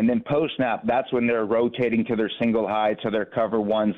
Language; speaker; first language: English; native; English